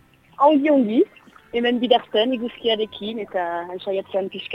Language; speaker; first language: Basque; non-native, local second language; French